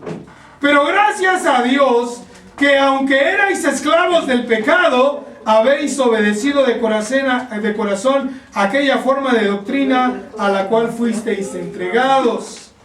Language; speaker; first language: Spanish; native; Spanish